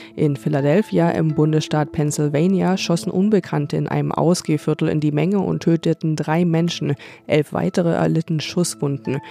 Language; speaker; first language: German; native; German